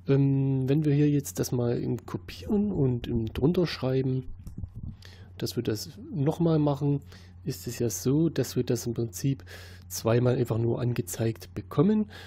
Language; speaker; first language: German; native; German